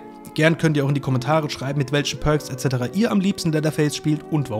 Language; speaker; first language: German; native; German